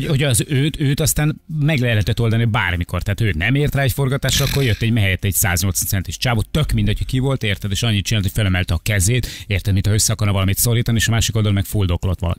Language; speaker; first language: Hungarian; native; Hungarian